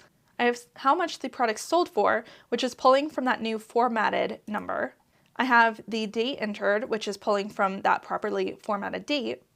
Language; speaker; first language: English; native; English